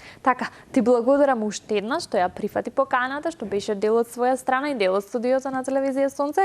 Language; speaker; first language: Macedonian; native; Macedonian